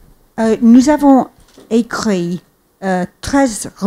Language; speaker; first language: French; non-native, fluent; English